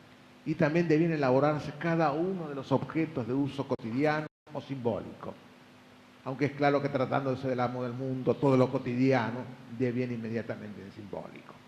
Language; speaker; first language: Spanish; native; Spanish